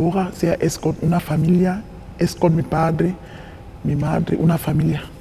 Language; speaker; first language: Spanish; non-native, learner; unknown